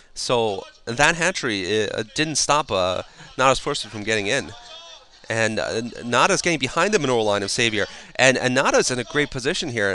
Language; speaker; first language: English; native; English